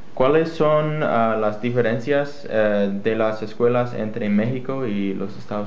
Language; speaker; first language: Spanish; non-native, learner; English